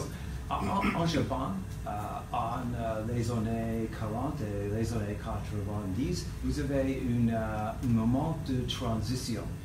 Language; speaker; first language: French; non-native, learner; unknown